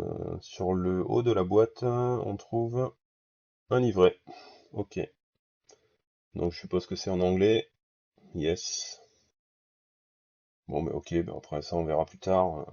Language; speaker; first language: French; native; French